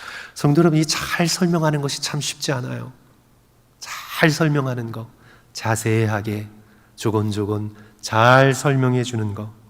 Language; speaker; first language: Korean; native; Korean